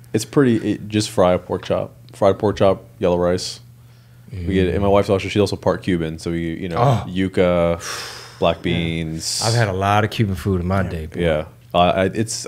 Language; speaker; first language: English; native; English